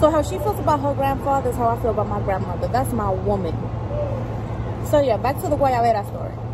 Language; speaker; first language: English; early bilingual, other home language; Spanish